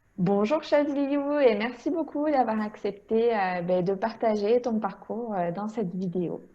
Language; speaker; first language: French; native; French